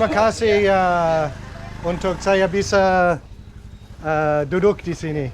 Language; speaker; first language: Indonesian; non-native, learner; English